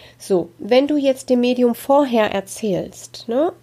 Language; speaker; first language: German; native; German